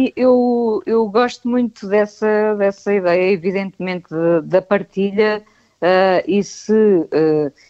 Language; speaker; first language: Portuguese; native; Portuguese